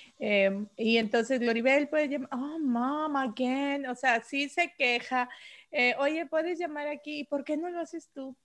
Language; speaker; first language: Spanish; native; Spanish